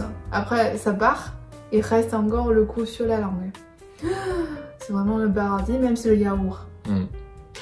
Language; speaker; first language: French; non-native, learner; Chinese